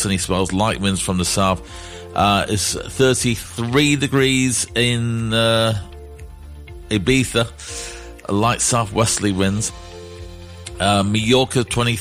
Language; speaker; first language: English; native; English